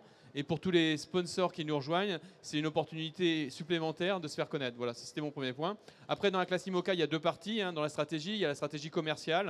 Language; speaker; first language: French; native; French